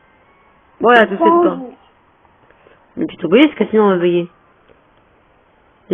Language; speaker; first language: French; native; French